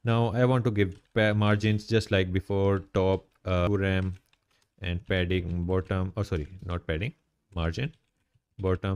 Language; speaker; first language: English; non-native, local second language; Urdu